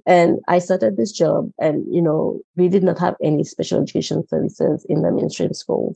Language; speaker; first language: English; non-native, fluent; Morisyen